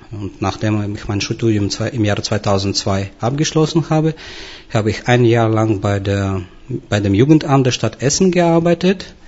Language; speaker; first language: German; non-native, fluent; Russian